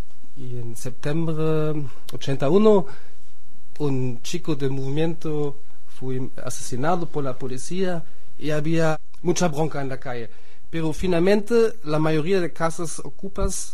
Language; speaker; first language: Spanish; non-native, fluent; German